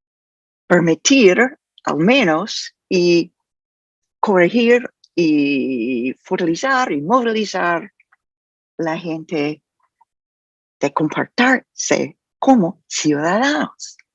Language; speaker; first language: Spanish; non-native, fluent; English